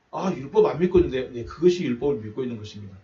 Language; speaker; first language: Korean; native; Korean